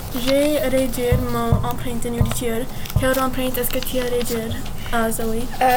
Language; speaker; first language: French; non-native, learner; English